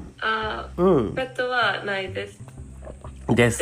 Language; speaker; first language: Japanese; non-native, learner; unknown